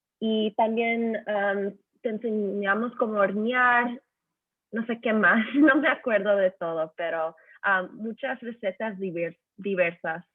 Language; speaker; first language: Spanish; early bilingual, heritage; Spanish